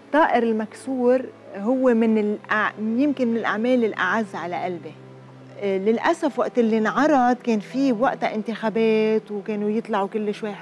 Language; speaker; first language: Arabic; native; Arabic